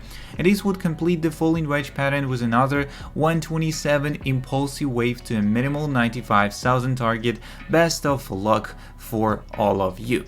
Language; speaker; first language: English; non-native, fluent; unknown